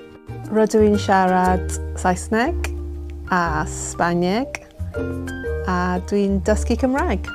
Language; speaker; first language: Welsh; non-native, local second language; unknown